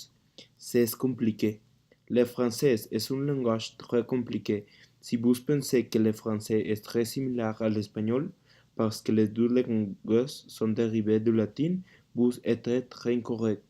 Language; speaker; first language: French; non-native, learner; Spanish